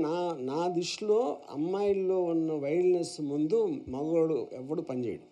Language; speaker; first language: Telugu; native; Telugu